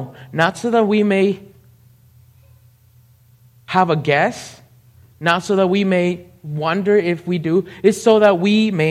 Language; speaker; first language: English; non-native, fluent; Spanish